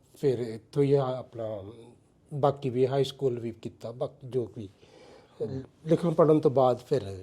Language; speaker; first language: Punjabi; native; Punjabi